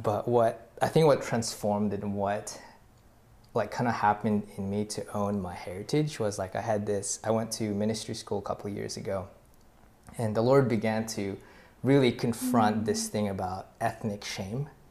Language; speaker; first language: English; early bilingual, other home language; Filipino